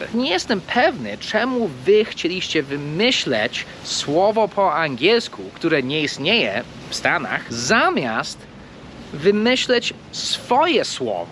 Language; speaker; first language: Polish; non-native, fluent; English